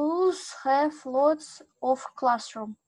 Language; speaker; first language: English; non-native, learner; Russian